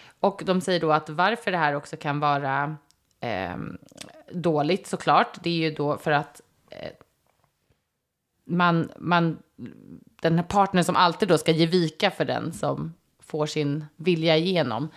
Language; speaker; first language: Swedish; native; Swedish